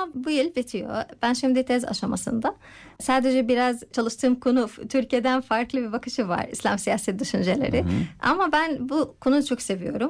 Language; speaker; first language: Turkish; non-native, fluent; Arabic